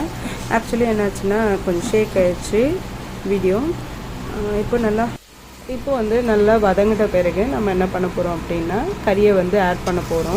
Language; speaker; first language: Tamil; native; Tamil